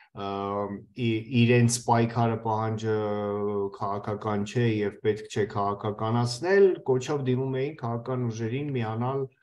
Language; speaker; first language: Armenian; native; Armenian